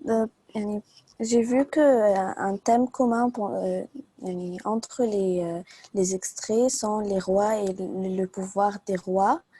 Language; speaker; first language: French; non-native, learner; Arabic